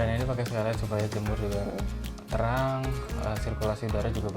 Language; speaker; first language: Indonesian; native; Indonesian